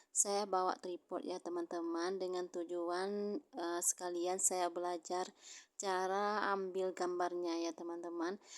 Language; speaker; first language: Indonesian; non-native, local second language; Achinese